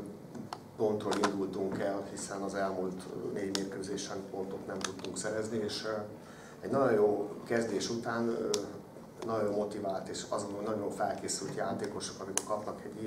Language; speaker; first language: Hungarian; native; Hungarian